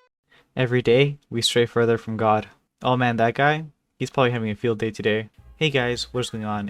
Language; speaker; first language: English; native; English